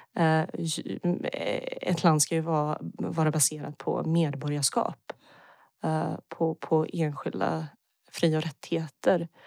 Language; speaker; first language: Swedish; early bilingual, other home language; Bosnian